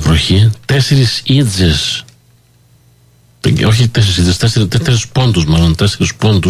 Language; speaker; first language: Greek; early bilingual, heritage; Greek